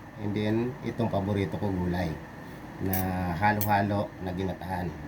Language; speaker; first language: Filipino; non-native, local second language; Bikol